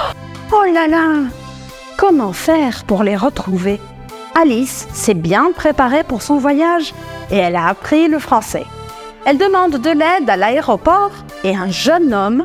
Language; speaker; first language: French; non-native, fluent; Spanish